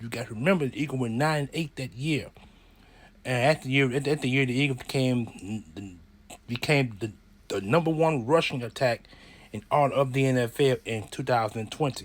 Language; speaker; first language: English; native; English